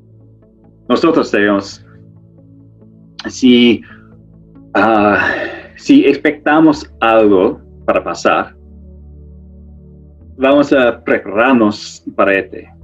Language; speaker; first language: Spanish; non-native, fluent; English